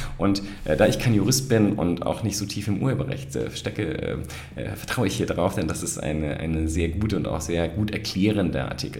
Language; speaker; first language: German; native; German